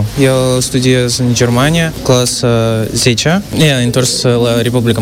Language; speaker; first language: Romanian; non-native, learner; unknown